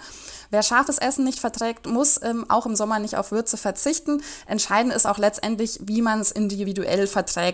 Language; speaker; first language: German; native; German